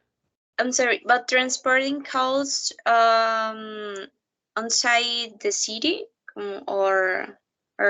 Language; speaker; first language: English; non-native, learner; Spanish